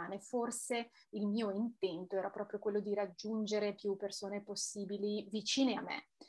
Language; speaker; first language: Italian; native; Italian